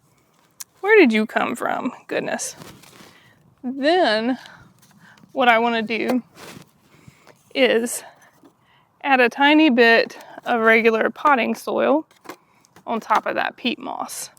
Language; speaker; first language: English; native; English